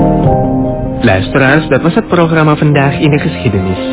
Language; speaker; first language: Dutch; non-native, fluent; Indonesian